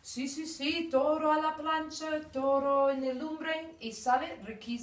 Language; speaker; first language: Spanish; non-native, fluent; English